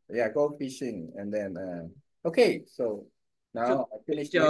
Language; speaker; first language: English; non-native, learner; Korean